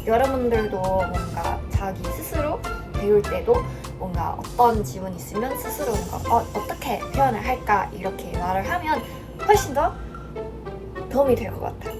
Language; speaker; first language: Korean; non-native, fluent; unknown